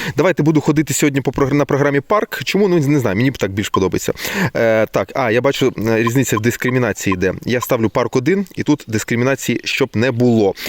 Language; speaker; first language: Ukrainian; non-native, local second language; Russian